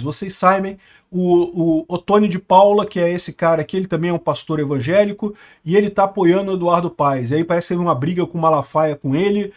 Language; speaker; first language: Portuguese; native; Portuguese